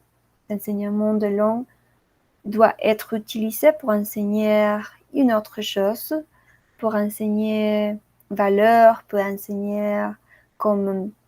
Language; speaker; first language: French; non-native, learner; Spanish